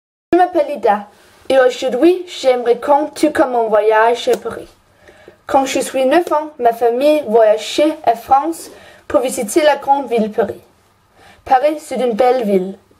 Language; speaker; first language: French; non-native, learner; Danish